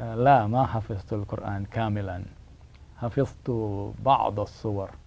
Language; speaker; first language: Arabic; non-native, learner; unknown